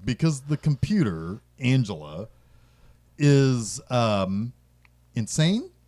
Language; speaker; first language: English; native; English